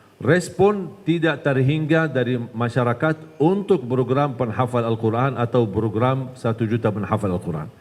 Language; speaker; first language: Malay; non-native, fluent; Arabic